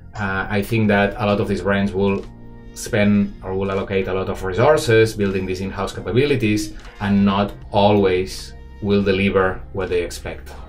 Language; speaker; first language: English; non-native, fluent; Spanish